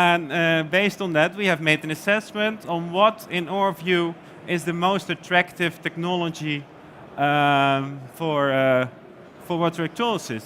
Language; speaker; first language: English; non-native, fluent; Dutch